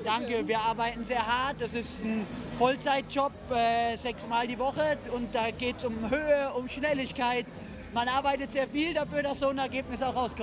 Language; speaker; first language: German; native; German